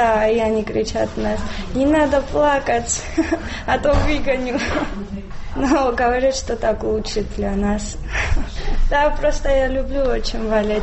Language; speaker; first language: Russian; non-native, local second language; Georgian